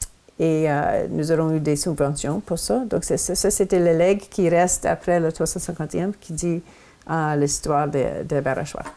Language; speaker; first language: French; non-native, local second language; English